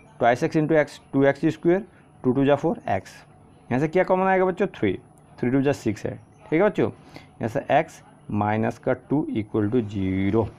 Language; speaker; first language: Hindi; non-native, local second language; Assamese